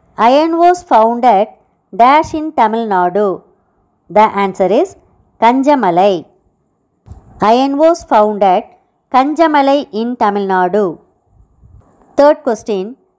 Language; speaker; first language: English; non-native, local second language; Tamil